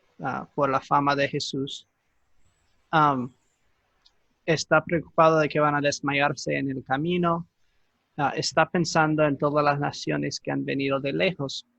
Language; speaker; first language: Spanish; non-native, fluent; English